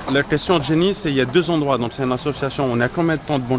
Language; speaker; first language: French; native; French